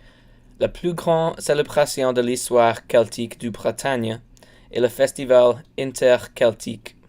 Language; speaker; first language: French; non-native, learner; English